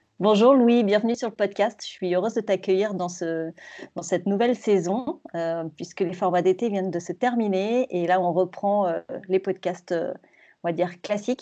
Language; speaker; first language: French; native; French